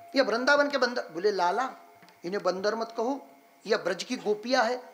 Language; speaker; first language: Hindi; non-native, local second language; Marathi